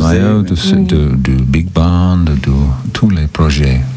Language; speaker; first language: French; non-native, learner; English